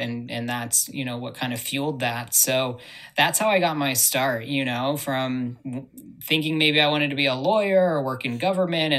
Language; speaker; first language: English; native; English